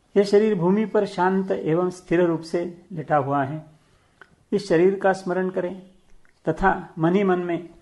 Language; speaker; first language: Hindi; non-native, local second language; Marathi